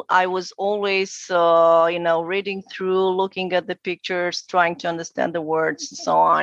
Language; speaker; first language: English; non-native, fluent; Romanian